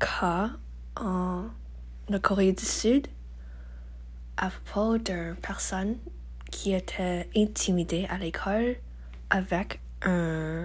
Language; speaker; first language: French; non-native, learner; English